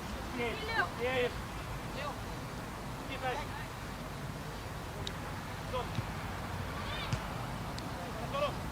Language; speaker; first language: Russian; native; Russian